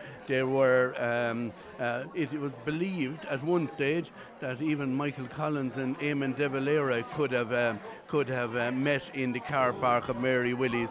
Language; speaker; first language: English; native; English